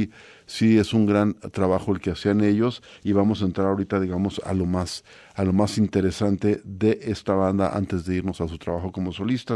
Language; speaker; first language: Spanish; native; Spanish